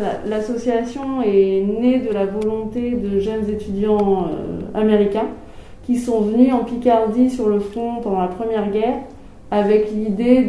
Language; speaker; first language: French; native; French